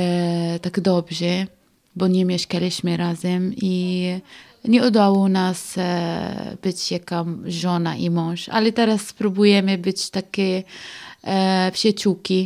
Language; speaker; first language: Polish; non-native, learner; Arabic